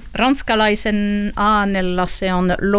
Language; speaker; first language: Finnish; non-native, fluent; French